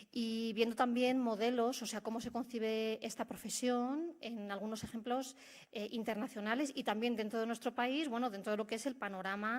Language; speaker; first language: Spanish; native; Spanish